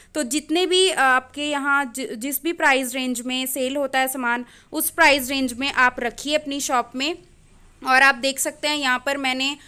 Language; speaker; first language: Hindi; native; Hindi